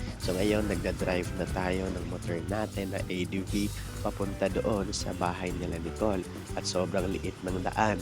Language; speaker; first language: Filipino; non-native, local second language; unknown